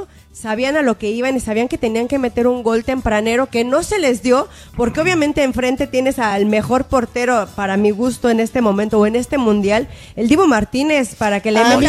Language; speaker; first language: Spanish; native; Spanish